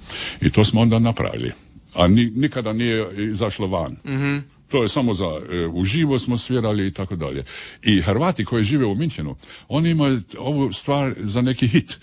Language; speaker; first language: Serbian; early bilingual, heritage; Serbian